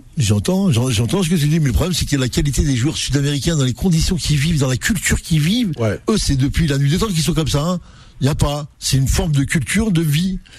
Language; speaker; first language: French; non-native, local second language; Arabic